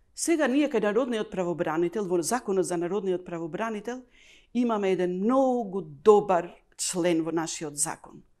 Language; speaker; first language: Macedonian; non-native, local second language; Albanian